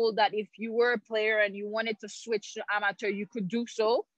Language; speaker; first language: English; non-native, fluent; Haitian Creole